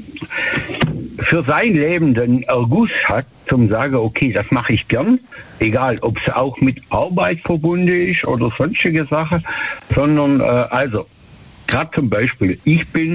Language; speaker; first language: German; native; German